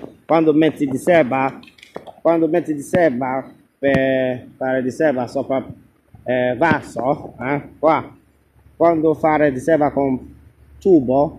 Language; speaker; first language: Italian; non-native, learner; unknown